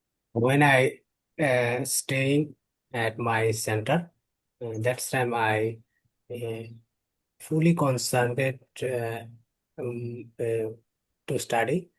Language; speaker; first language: English; non-native, learner; Bangla